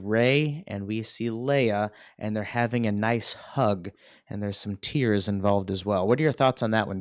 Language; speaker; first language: English; native; English